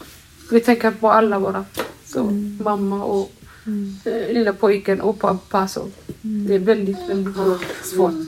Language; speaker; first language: Swedish; non-native, learner; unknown